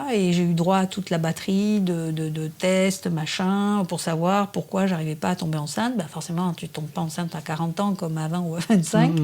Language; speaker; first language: French; native; French